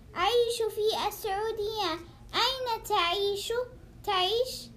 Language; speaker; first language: Arabic; non-native, learner; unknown